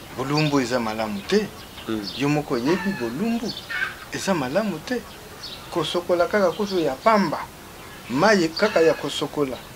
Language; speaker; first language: Lingala; non-native, local second language; Kongo